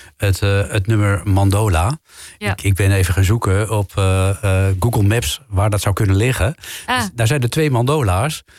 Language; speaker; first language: Dutch; native; Dutch